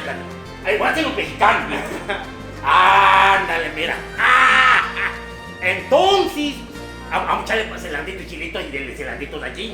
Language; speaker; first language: Spanish; native; Spanish